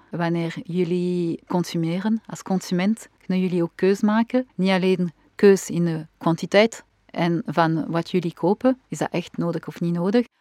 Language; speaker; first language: Dutch; non-native, local second language; French